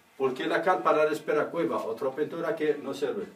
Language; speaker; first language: Spanish; non-native, learner; Riffian